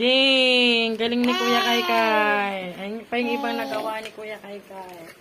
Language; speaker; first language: Filipino; non-native, local second language; Cebuano